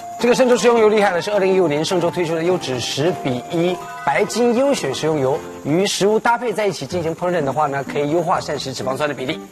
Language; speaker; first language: Chinese; native; Chinese